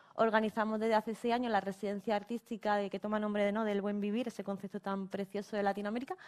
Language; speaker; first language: Spanish; native; Spanish